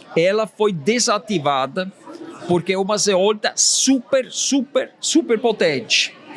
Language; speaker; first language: Portuguese; non-native, fluent; Swiss German